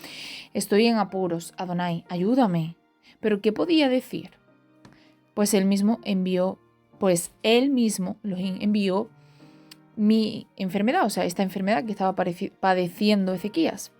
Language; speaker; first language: Spanish; native; Spanish